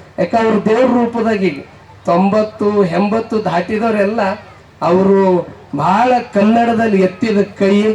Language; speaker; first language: Kannada; native; Kannada